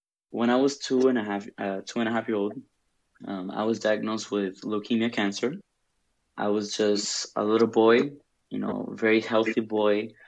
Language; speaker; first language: English; early bilingual, other home language; Spanish